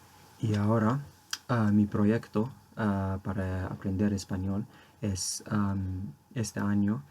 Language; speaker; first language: Spanish; non-native, learner; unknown